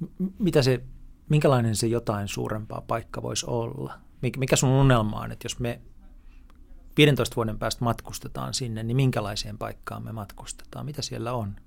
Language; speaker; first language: Finnish; native; Finnish